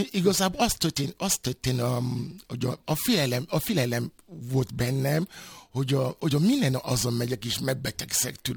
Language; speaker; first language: Hungarian; non-native, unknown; Yoruba